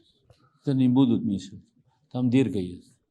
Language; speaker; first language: Russian; non-native, learner; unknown